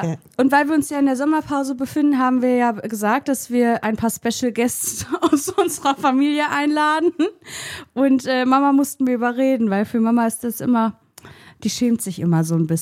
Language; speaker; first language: German; early bilingual, other home language; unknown